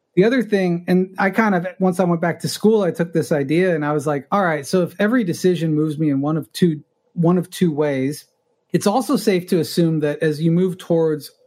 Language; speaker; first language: English; early bilingual, other home language; Spanish